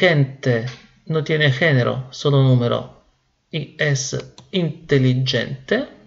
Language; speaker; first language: Spanish; non-native, fluent; Italian